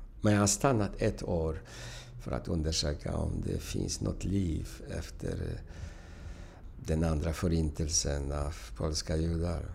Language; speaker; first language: Swedish; non-native, fluent; Polish